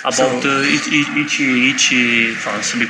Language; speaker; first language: English; non-native, learner; Romanian